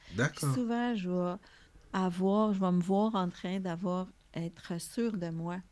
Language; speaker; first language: French; native; French